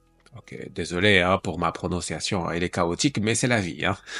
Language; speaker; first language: French; non-native, fluent; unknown